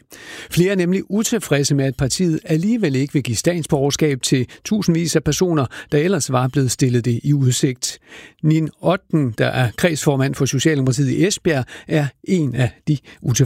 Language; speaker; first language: Danish; native; Danish